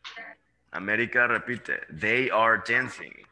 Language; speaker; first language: English; non-native, fluent; Spanish